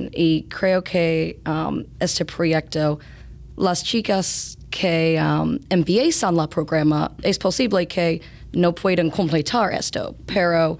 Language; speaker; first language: Spanish; non-native, learner; English